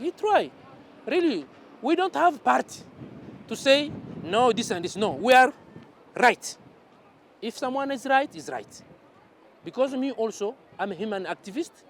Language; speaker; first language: English; non-native, learner; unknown